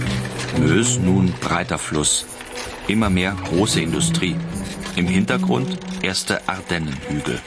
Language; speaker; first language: German; native; German